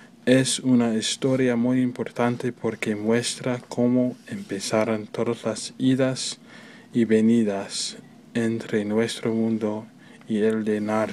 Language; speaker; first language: Spanish; non-native, learner; English